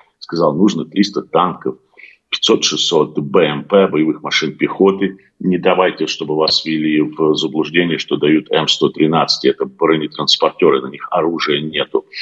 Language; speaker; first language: Russian; early bilingual, heritage; Russian